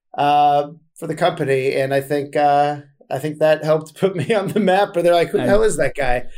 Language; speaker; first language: English; native; English